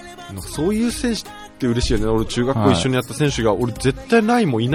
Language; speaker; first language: Japanese; native; Japanese